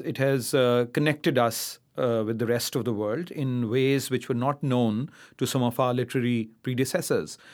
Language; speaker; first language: English; non-native, local second language; Urdu